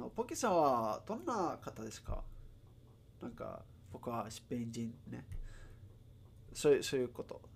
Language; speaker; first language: Japanese; non-native, learner; Spanish